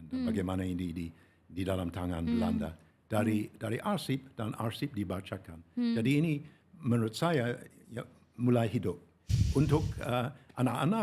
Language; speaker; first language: Indonesian; non-native, fluent; English